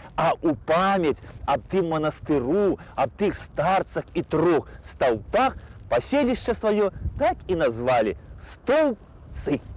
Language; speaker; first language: Belarusian; native; Belarusian